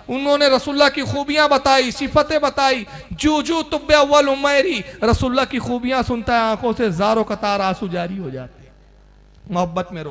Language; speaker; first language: Urdu; native; Urdu